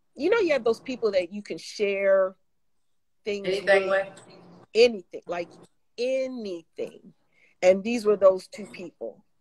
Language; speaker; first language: English; native; English